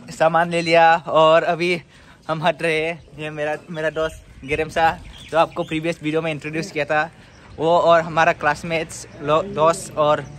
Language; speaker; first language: Hindi; non-native, local second language; Bodo